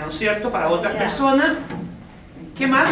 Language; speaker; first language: Spanish; native; Spanish